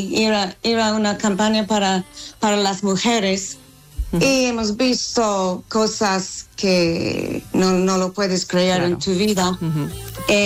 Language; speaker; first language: Spanish; non-native, fluent; English